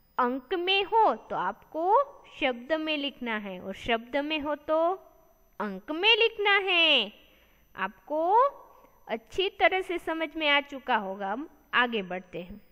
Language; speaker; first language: Hindi; non-native, local second language; Gujarati